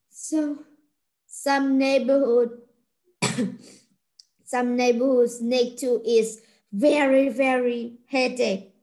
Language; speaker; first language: English; non-native, learner; Vietnamese